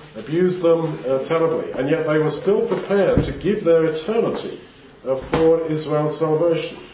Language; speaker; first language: English; native; English